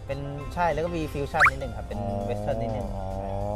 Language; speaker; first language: Thai; native; Thai